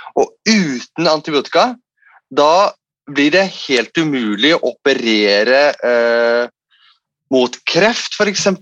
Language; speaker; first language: Norwegian; non-native, fluent; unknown